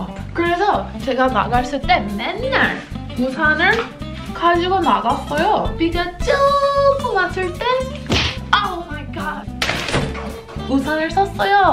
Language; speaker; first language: Korean; non-native, fluent; English